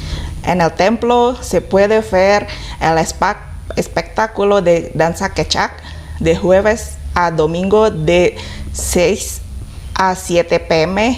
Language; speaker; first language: Spanish; non-native, fluent; Indonesian